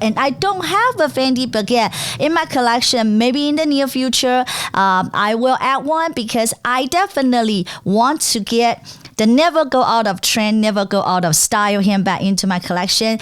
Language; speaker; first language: English; non-native, fluent; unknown